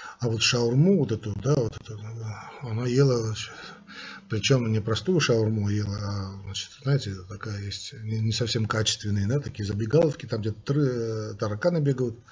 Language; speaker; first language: Russian; non-native, local second language; Armenian